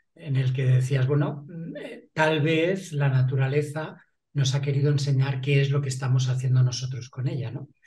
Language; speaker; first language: Spanish; non-native, local second language; Catalan